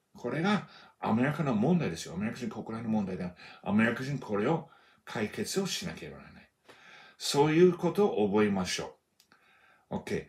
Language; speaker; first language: Japanese; non-native, fluent; English